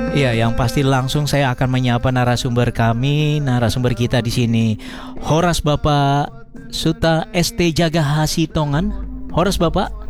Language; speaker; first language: Indonesian; native; Indonesian